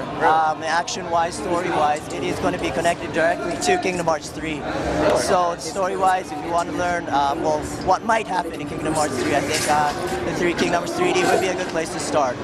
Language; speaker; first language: English; non-native, fluent; Japanese